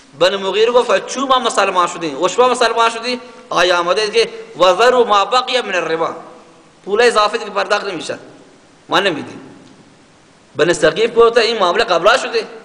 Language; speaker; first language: Persian; native; Persian